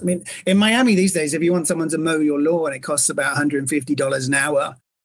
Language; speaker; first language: English; native; English